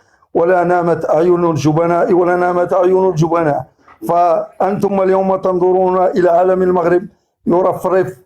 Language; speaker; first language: Arabic; native; Arabic